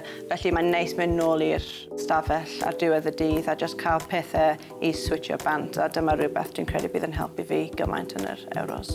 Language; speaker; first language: Welsh; non-native, local second language; English